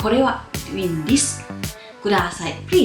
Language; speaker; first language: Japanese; non-native, fluent; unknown